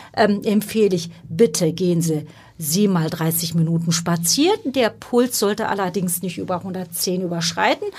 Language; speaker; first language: German; non-native, fluent; Turkish